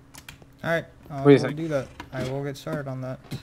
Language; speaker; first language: English; native; English